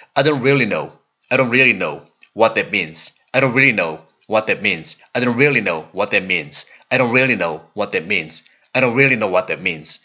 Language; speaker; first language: English; non-native, learner; Korean